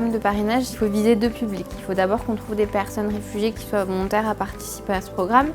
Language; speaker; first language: French; native; French